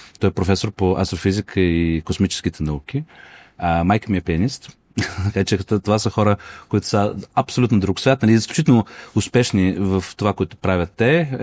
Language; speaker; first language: Bulgarian; non-native, fluent; Russian